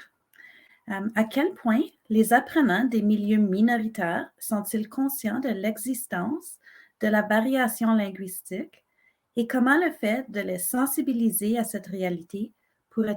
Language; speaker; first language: French; native; French